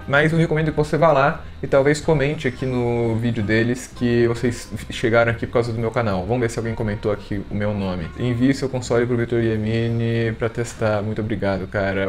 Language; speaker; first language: Portuguese; native; Portuguese